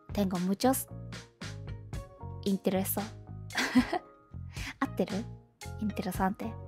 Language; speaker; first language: Spanish; non-native, learner; Japanese